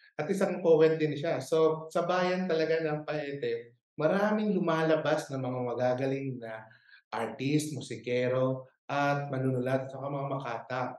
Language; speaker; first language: Filipino; native; Filipino